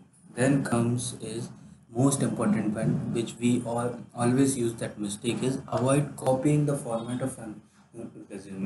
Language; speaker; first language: English; non-native, local second language; Hindi